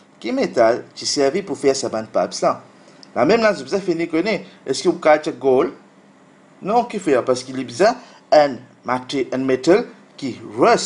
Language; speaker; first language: French; non-native, local second language; Morisyen